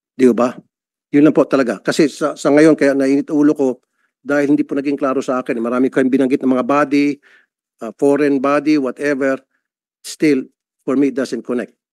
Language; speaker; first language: Filipino; native; Filipino